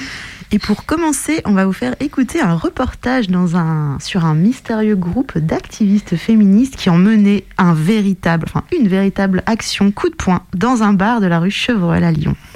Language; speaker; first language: French; native; French